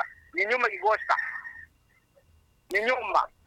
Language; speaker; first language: Portuguese; non-native, local second language; Makhuwa